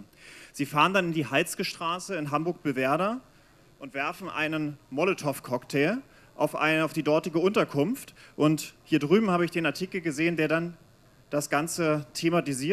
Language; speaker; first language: German; native; German